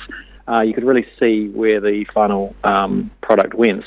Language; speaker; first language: English; native; English